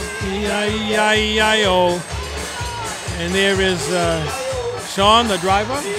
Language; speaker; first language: English; early bilingual, other home language; French